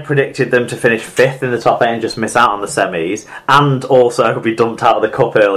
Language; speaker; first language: English; native; English